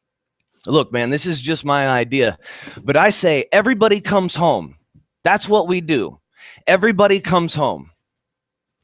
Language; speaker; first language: English; native; English